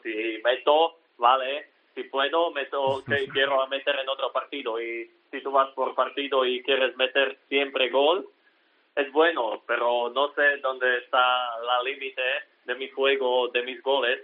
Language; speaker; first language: Spanish; non-native, learner; Slovak